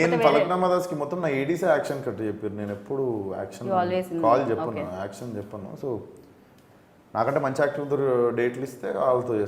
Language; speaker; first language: Telugu; native; Telugu